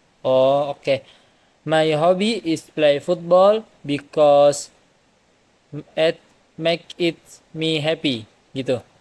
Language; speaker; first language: English; non-native, learner; Indonesian